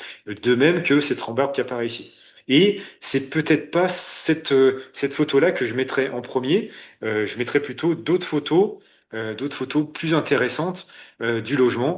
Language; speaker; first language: French; native; French